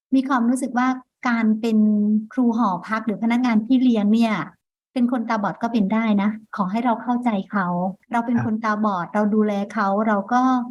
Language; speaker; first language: Thai; non-native, local second language; Khmer